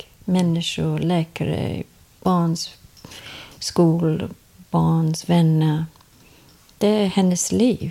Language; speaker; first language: Swedish; non-native, fluent; English